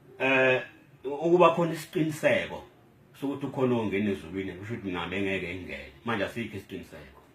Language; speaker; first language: Zulu; native; Zulu